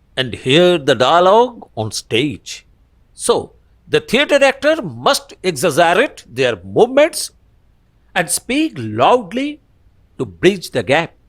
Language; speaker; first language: English; non-native, local second language; Bangla